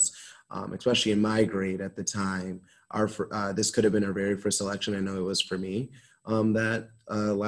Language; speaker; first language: English; native; English